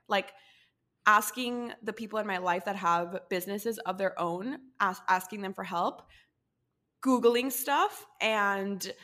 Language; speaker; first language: English; non-native, fluent; Spanish